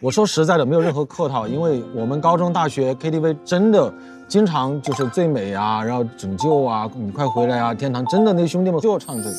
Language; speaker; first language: Chinese; native; Chinese